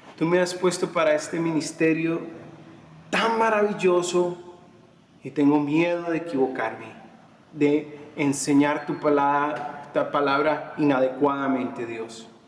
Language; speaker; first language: Spanish; native; Spanish